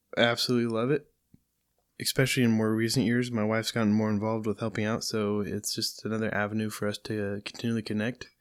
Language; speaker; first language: English; native; English